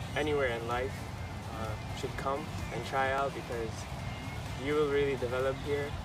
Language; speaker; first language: English; early bilingual, other home language; Arabic